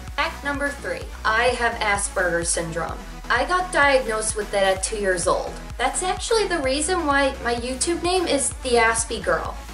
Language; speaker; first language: English; native; English